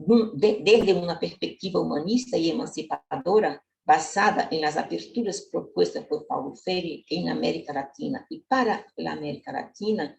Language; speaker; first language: Spanish; non-native, learner; Portuguese